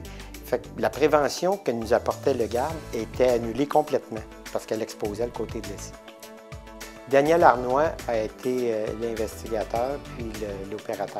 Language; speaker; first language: French; native; French